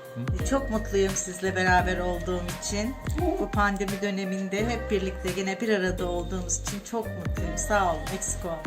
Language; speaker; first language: Turkish; native; Turkish